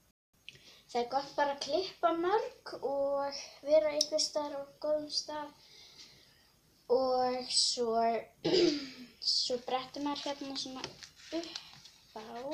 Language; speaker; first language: Icelandic; non-native, local second language; Portuguese